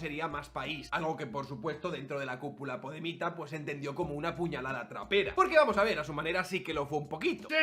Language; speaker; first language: Spanish; native; Spanish